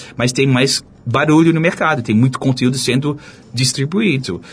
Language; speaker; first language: Portuguese; non-native, fluent; English